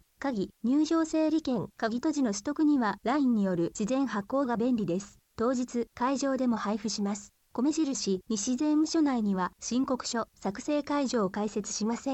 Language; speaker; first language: Japanese; native; Japanese